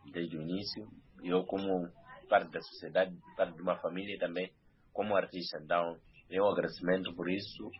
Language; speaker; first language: Portuguese; non-native, local second language; Nyanja